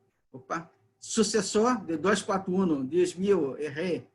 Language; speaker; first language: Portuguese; non-native, learner; Spanish